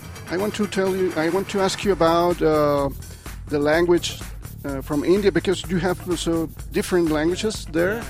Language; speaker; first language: English; non-native, learner; Spanish